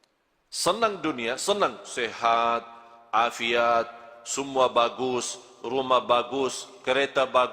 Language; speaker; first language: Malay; non-native, fluent; Arabic